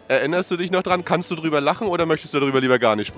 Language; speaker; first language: German; native; German